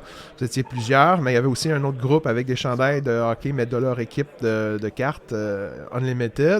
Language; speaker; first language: French; native; French